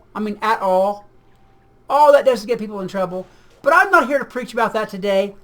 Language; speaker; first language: English; native; English